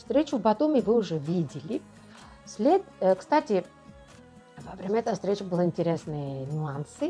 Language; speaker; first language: Russian; non-native, local second language; Georgian